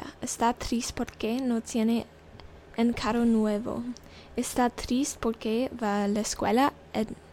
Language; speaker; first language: Spanish; non-native, learner; English